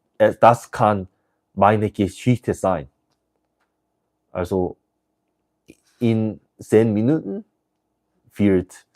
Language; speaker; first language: German; non-native, learner; English